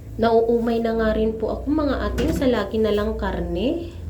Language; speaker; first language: Filipino; non-native, local second language; Masbatenyo